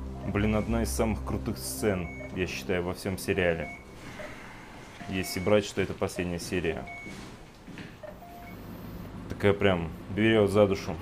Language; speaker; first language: Russian; native; Russian